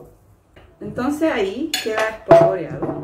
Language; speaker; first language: Spanish; native; Spanish